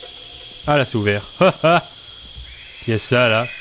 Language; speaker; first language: French; native; French